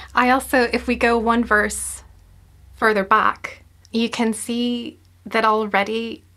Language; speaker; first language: English; native; English